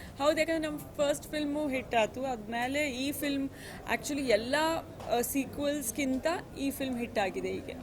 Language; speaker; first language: Kannada; native; Kannada